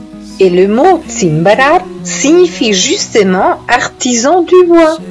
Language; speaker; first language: French; non-native, fluent; Italian